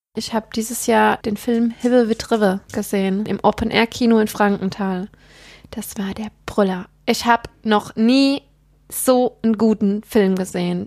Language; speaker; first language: German; native; German